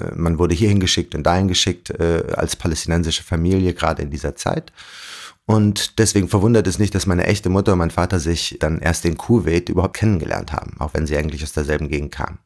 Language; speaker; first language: German; early bilingual, other home language; Arabic